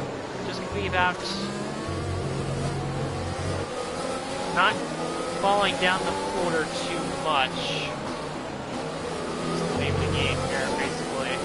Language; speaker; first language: English; native; English